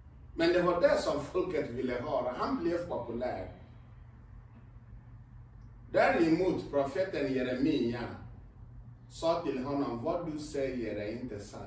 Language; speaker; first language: Swedish; non-native, fluent; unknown